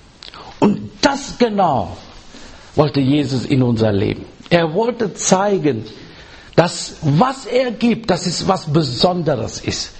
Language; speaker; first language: German; non-native, learner; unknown